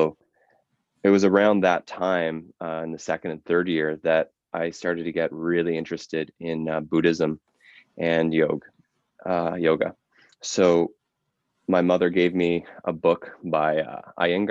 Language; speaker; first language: English; native; English